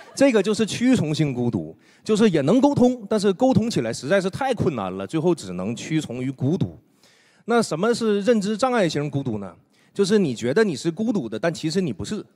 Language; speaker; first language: Chinese; native; Chinese